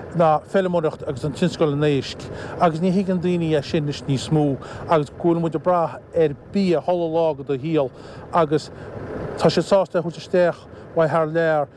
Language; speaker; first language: Irish; native; Irish